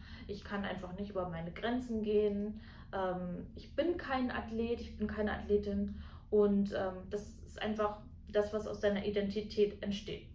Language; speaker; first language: German; native; German